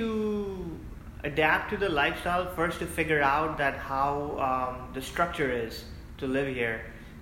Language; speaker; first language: English; non-native, local second language; Hindi